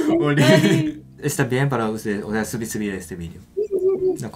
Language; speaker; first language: Spanish; non-native, fluent; Japanese